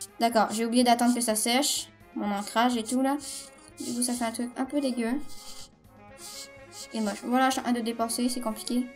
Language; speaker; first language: French; native; French